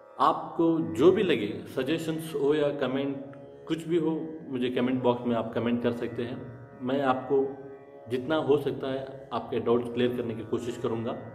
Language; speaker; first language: Hindi; non-native, local second language; Kannada